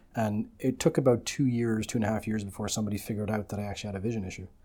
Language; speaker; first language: English; native; English